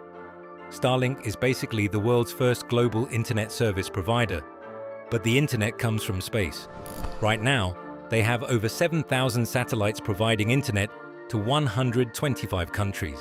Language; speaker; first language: English; native; English